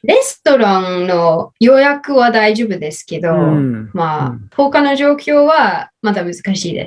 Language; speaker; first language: Japanese; non-native, learner; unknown